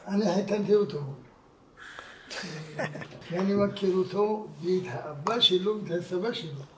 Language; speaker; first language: Hebrew; non-native, fluent; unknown